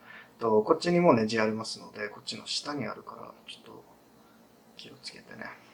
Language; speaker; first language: Japanese; non-native, fluent; English